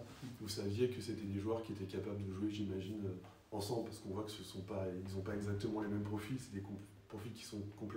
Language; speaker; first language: French; native; French